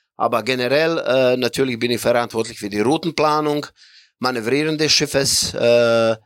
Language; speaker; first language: German; non-native, fluent; Croatian